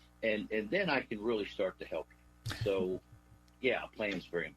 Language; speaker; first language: English; native; English